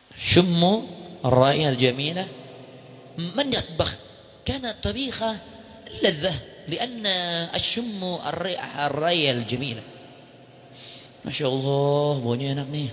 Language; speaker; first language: Arabic; non-native, fluent; Indonesian